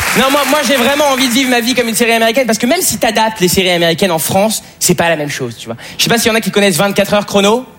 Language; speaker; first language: French; native; French